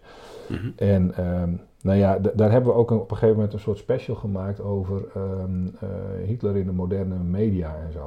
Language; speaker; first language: Dutch; native; Dutch